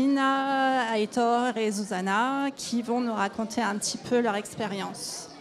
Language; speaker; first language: French; native; French